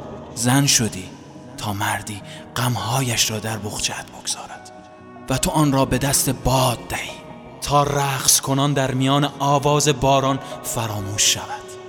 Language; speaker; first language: Persian; native; Persian